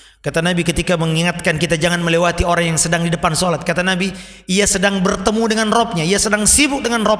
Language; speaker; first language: Indonesian; native; Indonesian